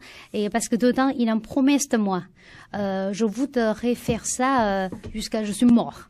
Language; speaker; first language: French; non-native, learner; Chinese